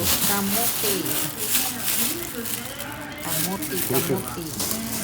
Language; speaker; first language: Japanese; non-native, learner; Filipino